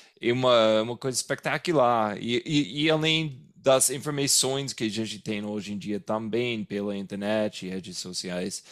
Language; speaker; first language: Portuguese; non-native, fluent; English